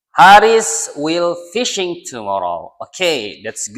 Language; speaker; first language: English; non-native, learner; Indonesian